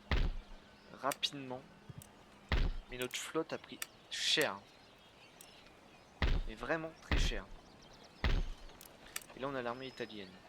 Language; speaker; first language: French; native; French